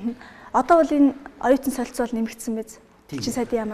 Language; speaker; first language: Mongolian; native; Mongolian